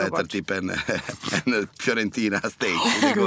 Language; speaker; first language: Swedish; non-native, fluent; Italian